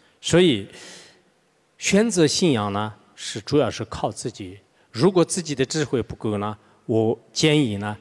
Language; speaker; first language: Chinese; non-native, local second language; Tibetan